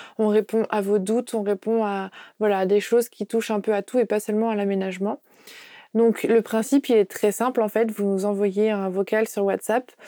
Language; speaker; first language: French; native; French